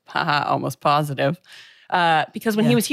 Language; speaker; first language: English; native; English